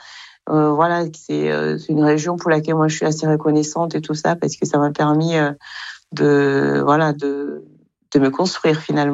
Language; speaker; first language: French; non-native, local second language; Kinyarwanda